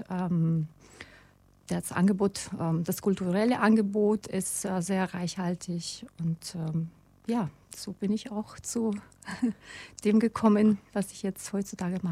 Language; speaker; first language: German; non-native, fluent; Russian